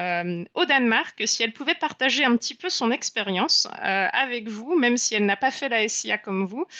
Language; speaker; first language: French; native; French